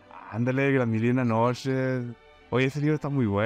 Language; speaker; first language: Spanish; native; Spanish